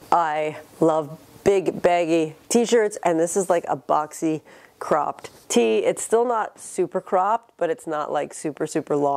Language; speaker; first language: English; native; English